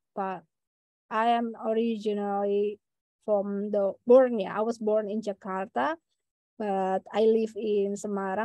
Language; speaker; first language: English; non-native, fluent; Indonesian